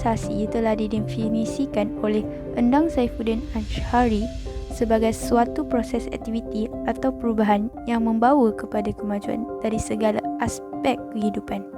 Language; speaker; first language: Malay; native; Malay